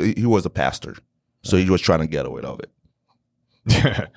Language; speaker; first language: English; non-native, fluent; Haitian Creole